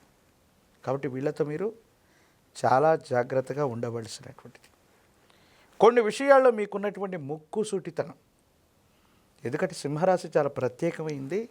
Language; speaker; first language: Telugu; native; Telugu